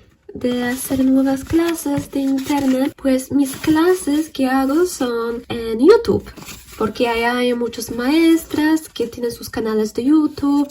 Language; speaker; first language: Spanish; non-native, fluent; Polish